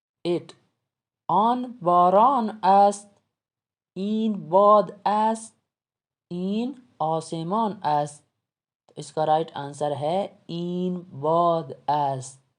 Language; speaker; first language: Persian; non-native, fluent; Urdu